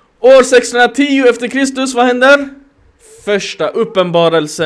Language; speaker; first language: Swedish; non-native, fluent; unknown